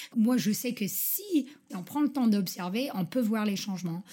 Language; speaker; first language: French; non-native, fluent; English